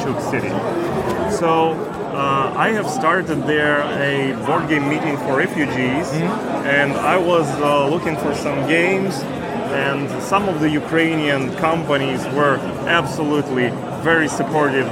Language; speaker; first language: English; non-native, fluent; Ukrainian